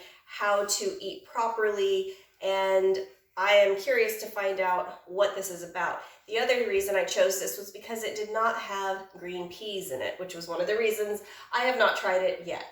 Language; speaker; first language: English; native; English